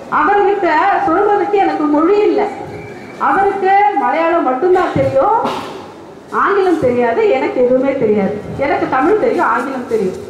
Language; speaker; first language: Tamil; non-native, local second language; Badaga